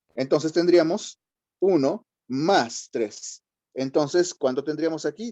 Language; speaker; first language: Spanish; native; Spanish